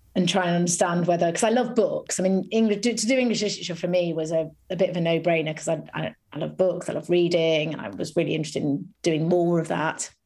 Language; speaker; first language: English; native; English